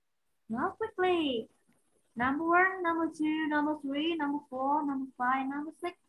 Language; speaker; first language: English; non-native, learner; Vietnamese